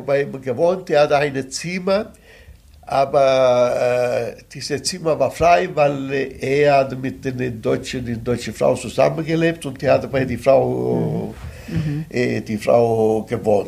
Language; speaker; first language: German; non-native, fluent; Italian